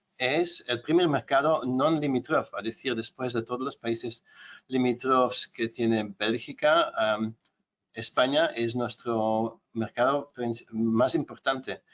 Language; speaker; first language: Spanish; non-native, fluent; Dutch